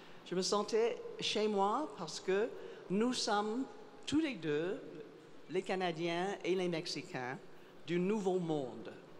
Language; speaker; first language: French; non-native, fluent; English